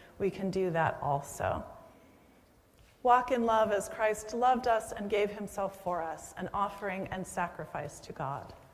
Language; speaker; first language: English; native; English